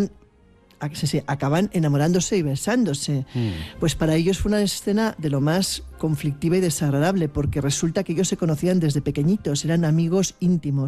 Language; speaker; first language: Spanish; native; Spanish